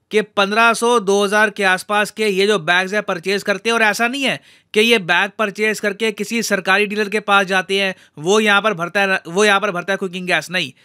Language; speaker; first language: Hindi; native; Hindi